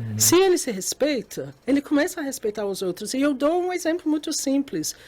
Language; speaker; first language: Portuguese; non-native, fluent; English